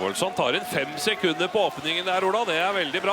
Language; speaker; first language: Norwegian; native; Norwegian